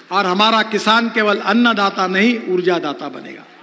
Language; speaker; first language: Hindi; non-native, local second language; Marathi